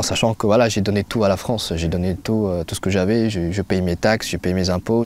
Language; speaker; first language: French; non-native, fluent; Persian